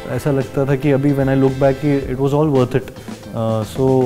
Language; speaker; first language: Hindi; native; Hindi